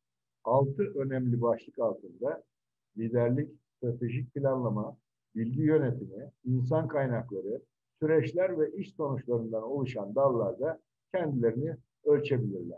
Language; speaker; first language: Turkish; native; Turkish